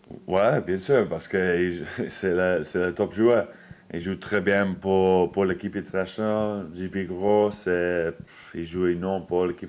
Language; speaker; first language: French; non-native, fluent; English